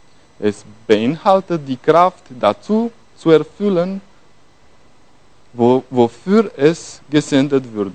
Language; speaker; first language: German; non-native, fluent; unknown